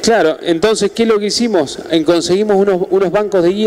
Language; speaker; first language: Spanish; native; Spanish